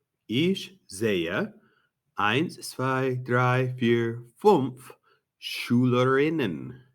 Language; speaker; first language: German; non-native, learner; English